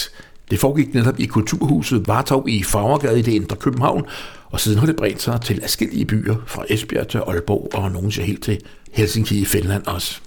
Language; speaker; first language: Danish; native; Danish